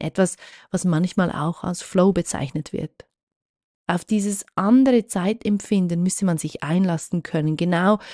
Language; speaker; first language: German; native; German